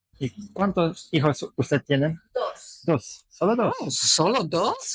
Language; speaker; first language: Spanish; non-native, learner; Polish